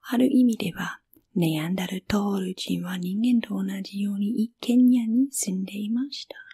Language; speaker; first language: Japanese; non-native, fluent; English